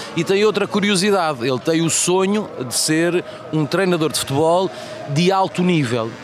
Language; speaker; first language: Portuguese; native; Portuguese